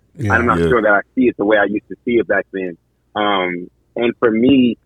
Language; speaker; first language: English; native; English